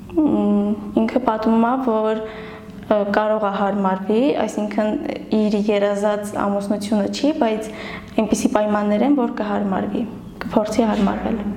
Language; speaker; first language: Armenian; non-native, local second language; Kurdish